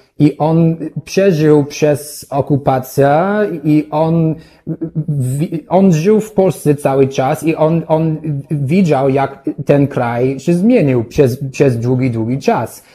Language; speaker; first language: Polish; non-native, learner; English